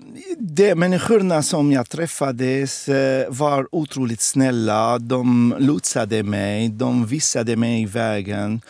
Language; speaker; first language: Swedish; non-native, fluent; Arabic